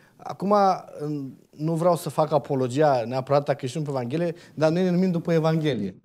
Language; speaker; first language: Romanian; native; Romanian